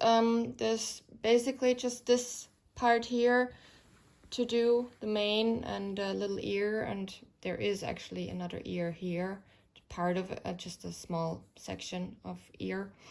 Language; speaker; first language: English; non-native, fluent; German